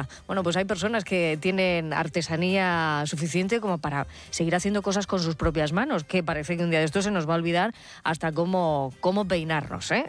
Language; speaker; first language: Spanish; native; Spanish